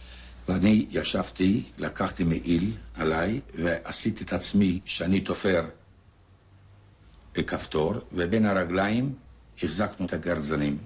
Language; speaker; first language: Hebrew; non-native, fluent; Polish